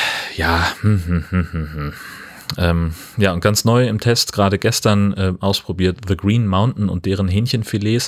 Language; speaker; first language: German; native; German